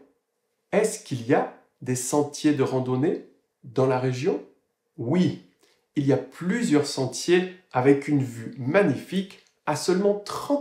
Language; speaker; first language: French; native; French